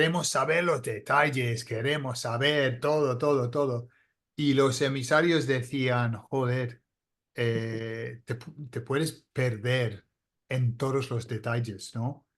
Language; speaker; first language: Spanish; non-native, fluent; English